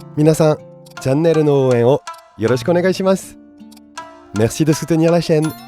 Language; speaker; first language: Japanese; non-native, fluent; French